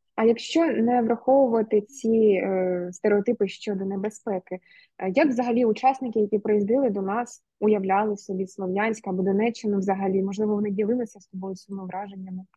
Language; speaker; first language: Ukrainian; native; Ukrainian